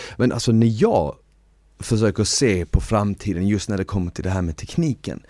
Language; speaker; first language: Swedish; early bilingual, other home language; Bosnian